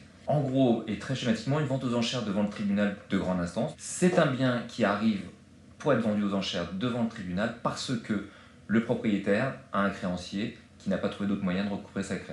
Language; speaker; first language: French; native; French